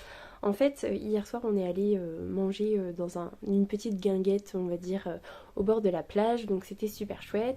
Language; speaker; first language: French; native; French